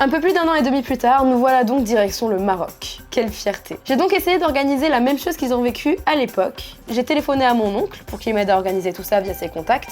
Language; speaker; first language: French; native; French